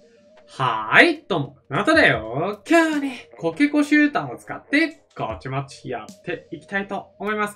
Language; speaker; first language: Japanese; native; Japanese